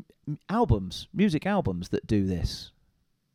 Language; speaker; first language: English; native; English